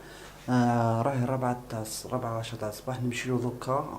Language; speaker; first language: Arabic; native; Arabic